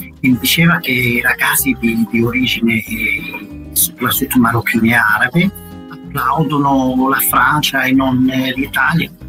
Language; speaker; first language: Italian; non-native, fluent; Arabic